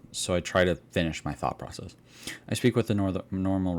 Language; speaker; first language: English; native; English